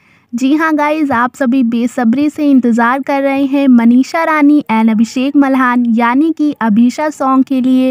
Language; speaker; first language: Hindi; native; Hindi